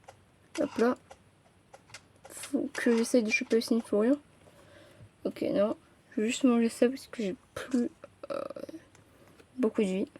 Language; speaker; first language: French; native; French